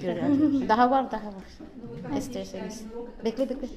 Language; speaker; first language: Turkish; non-native, learner; Filipino